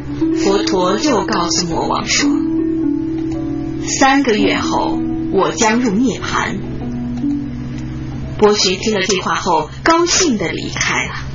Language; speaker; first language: Chinese; native; Chinese